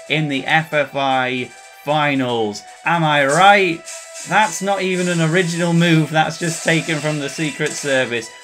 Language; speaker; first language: English; native; English